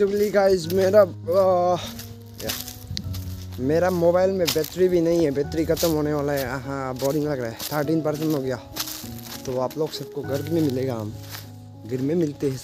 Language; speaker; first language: Hindi; non-native, local second language; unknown